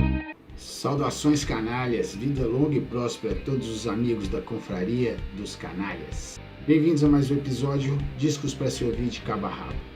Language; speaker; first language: Portuguese; native; Portuguese